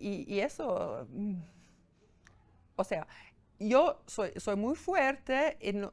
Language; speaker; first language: Spanish; non-native, fluent; German